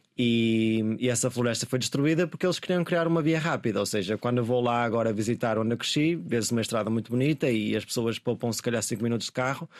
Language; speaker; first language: Portuguese; native; Portuguese